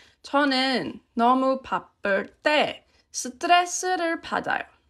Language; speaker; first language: Korean; non-native, fluent; English